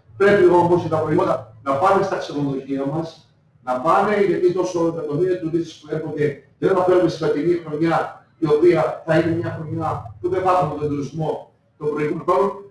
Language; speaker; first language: Greek; native; Greek